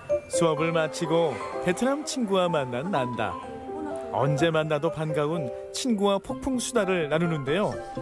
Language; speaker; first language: Korean; native; Korean